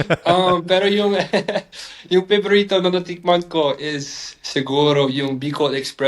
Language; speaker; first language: Filipino; non-native, fluent; English